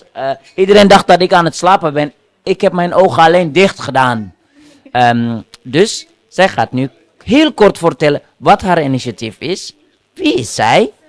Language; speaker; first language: Dutch; non-native, fluent; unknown